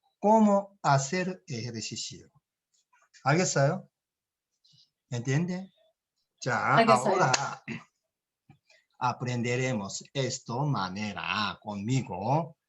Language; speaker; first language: Spanish; non-native, learner; Korean